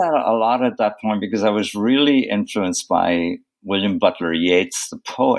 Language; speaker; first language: English; native; English